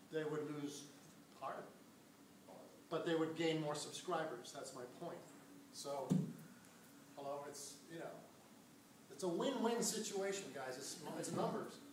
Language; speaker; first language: English; native; English